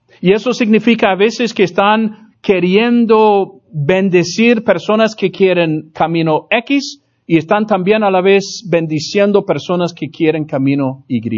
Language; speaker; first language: Spanish; non-native, fluent; English